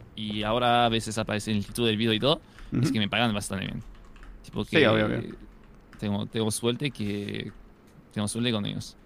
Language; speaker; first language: Spanish; non-native, fluent; French